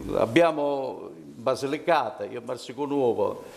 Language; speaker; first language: Italian; native; Italian